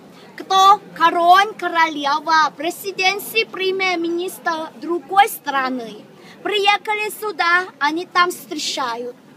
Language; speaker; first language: Russian; non-native, learner; Thai